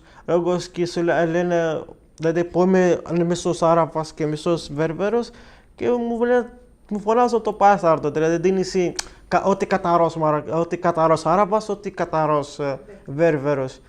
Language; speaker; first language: Greek; non-native, learner; Arabic